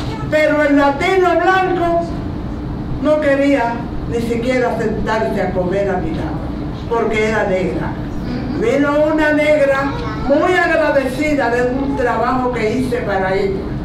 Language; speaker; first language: Spanish; native; Spanish